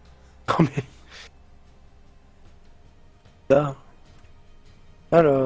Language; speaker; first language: French; native; French